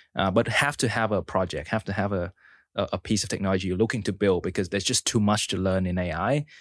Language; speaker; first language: English; early bilingual, other home language; Vietnamese